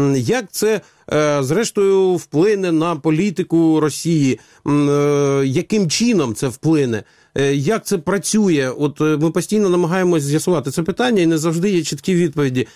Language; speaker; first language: Ukrainian; native; Ukrainian